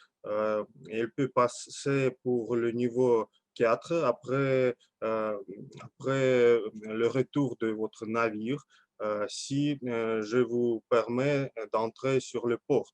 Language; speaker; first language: French; non-native, fluent; Russian